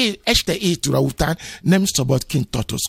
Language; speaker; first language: Hungarian; non-native, fluent; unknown